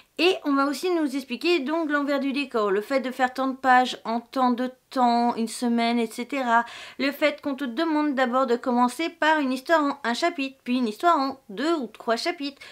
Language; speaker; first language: French; native; French